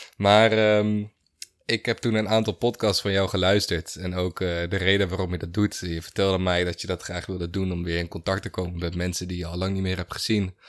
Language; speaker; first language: Dutch; native; Dutch